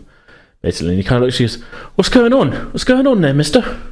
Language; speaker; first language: English; native; English